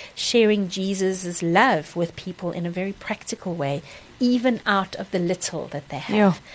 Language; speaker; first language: English; native; English